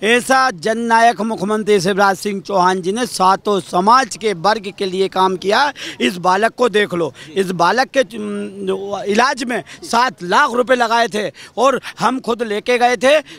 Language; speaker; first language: Hindi; native; Hindi